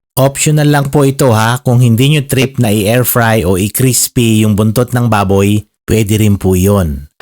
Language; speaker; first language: Filipino; non-native, local second language; Iloko